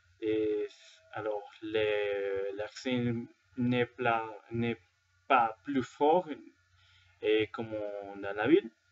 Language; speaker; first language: French; non-native, learner; Spanish